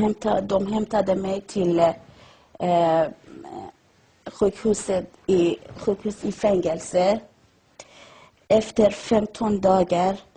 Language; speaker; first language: Swedish; non-native, learner; Persian